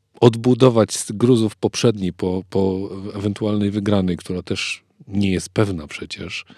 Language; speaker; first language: Polish; native; Polish